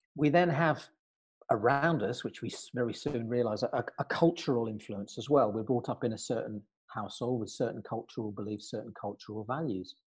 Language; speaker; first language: English; native; English